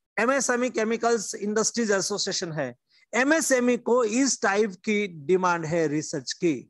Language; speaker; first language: Hindi; non-native, local second language; Gujarati